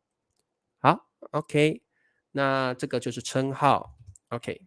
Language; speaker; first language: Chinese; native; Chinese